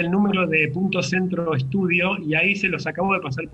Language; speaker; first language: Spanish; native; Spanish